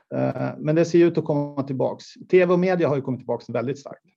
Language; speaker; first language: Swedish; native; Swedish